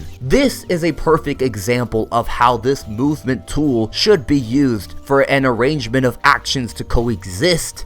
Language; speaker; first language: English; native; English